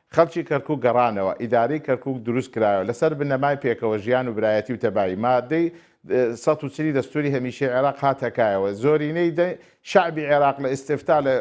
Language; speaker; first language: Central Kurdish; non-native, local second language; Turkish